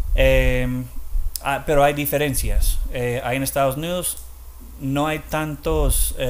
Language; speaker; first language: Spanish; non-native, fluent; English